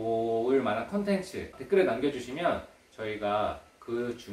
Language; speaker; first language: Korean; native; Korean